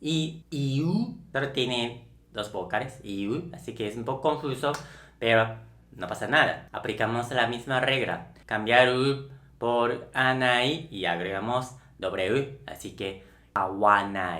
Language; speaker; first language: Spanish; non-native, local second language; Japanese